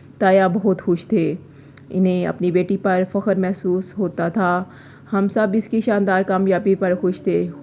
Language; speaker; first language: Urdu; native; Urdu